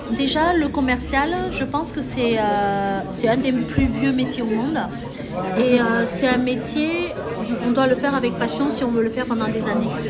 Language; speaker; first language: French; early bilingual, other home language; Chinese